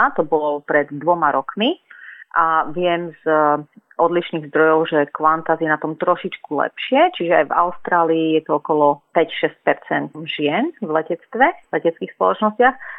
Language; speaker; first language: Slovak; native; Slovak